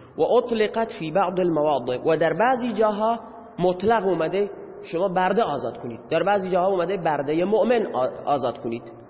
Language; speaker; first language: Persian; native; Persian